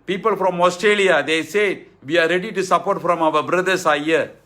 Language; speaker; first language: English; non-native, local second language; Tamil